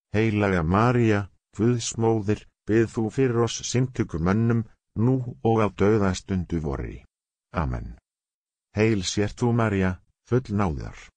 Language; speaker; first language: Icelandic; non-native, learner; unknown